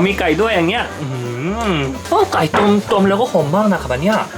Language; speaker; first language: Thai; non-native, fluent; Korean